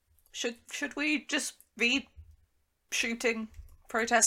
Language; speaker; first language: English; native; English